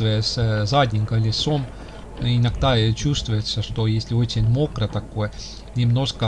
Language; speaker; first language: Russian; non-native, local second language; Estonian